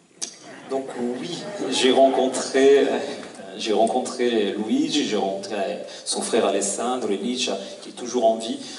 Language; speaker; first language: French; native; French